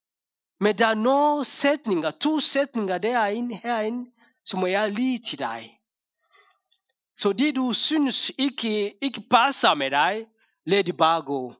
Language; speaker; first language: Danish; non-native, fluent; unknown